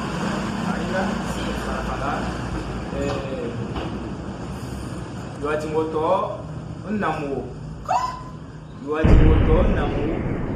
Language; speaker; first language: Portuguese; non-native, fluent; Fang